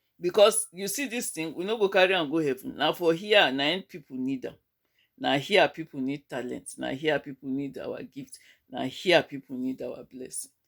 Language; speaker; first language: Nigerian Pidgin; native; Nigerian Pidgin